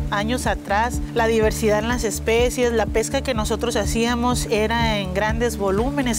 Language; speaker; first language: Spanish; native; Spanish